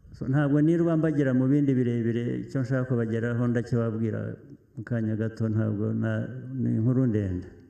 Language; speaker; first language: Kinyarwanda; early bilingual, heritage; Kinyarwanda